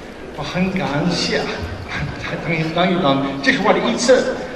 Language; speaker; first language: Chinese; non-native, learner; English